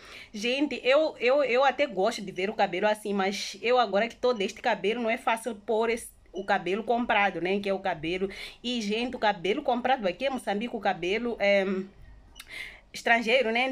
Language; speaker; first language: Portuguese; non-native, local second language; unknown